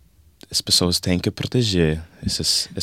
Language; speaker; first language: Portuguese; non-native, learner; English